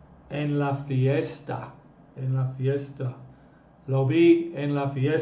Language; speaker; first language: Spanish; non-native, fluent; English